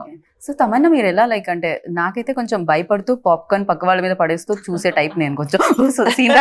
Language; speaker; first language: Telugu; native; Telugu